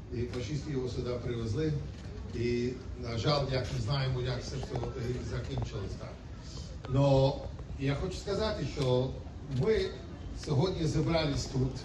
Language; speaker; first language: Ukrainian; non-native, learner; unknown